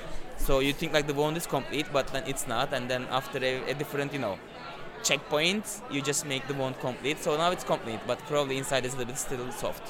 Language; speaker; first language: English; non-native, fluent; Turkish